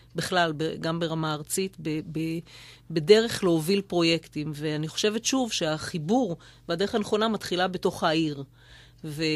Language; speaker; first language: Hebrew; native; Hebrew